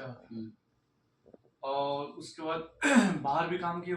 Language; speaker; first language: Hindi; native; Hindi